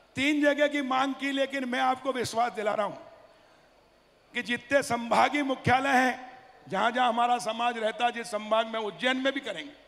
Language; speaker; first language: Hindi; native; Hindi